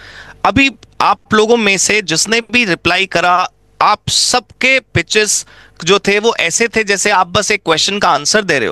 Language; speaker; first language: Hindi; native; Hindi